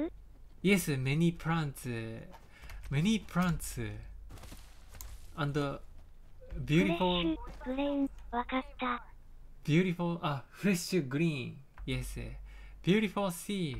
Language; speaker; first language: English; non-native, learner; Japanese